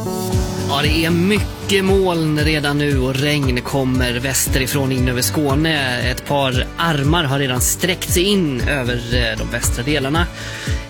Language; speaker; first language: Swedish; native; Swedish